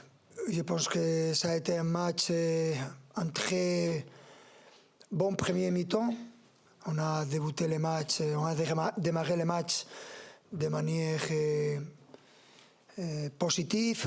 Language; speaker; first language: French; non-native, learner; Spanish